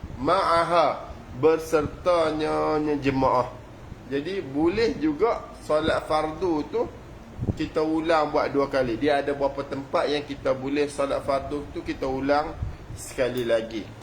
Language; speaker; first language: Malay; native; Malay